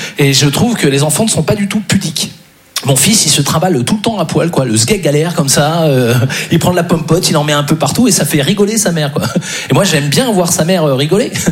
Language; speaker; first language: French; native; French